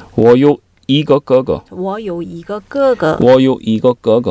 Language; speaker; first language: Chinese; non-native, fluent; Korean